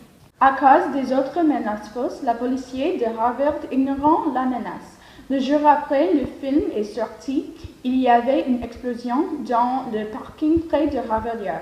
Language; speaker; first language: French; non-native, learner; English